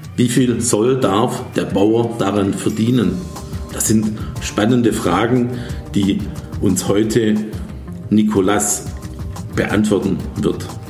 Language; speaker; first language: German; native; German